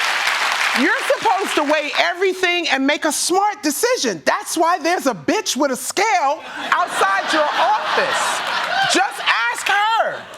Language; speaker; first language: English; native; English